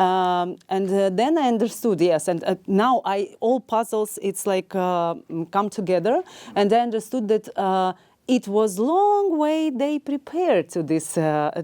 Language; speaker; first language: English; non-native, learner; Ukrainian